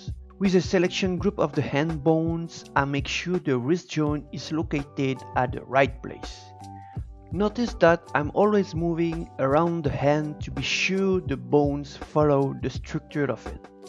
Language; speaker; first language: English; non-native, fluent; French